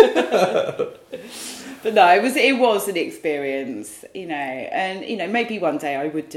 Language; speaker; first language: English; native; English